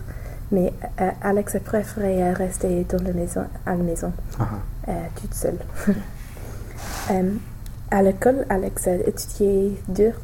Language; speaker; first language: French; non-native, learner; English